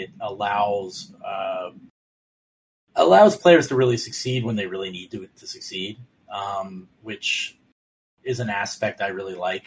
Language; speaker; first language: English; native; English